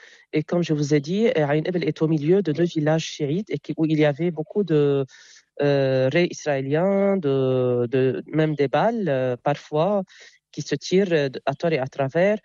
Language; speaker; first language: French; non-native, local second language; Arabic